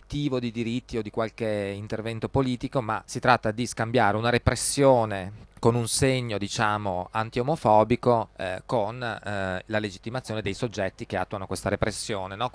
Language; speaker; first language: Italian; native; Italian